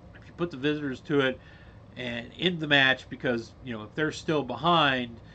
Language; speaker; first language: English; native; English